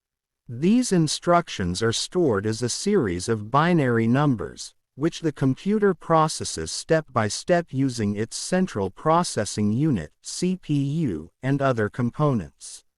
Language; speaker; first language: English; non-native, learner; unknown